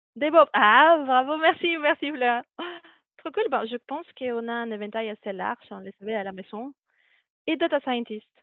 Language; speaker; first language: French; non-native, fluent; Spanish